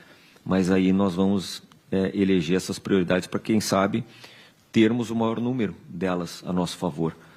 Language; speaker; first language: Portuguese; native; Portuguese